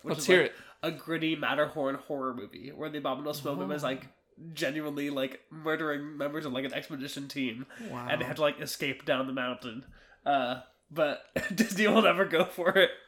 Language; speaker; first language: English; native; English